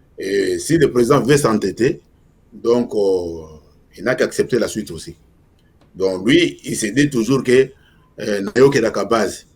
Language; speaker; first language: French; non-native, local second language; Lingala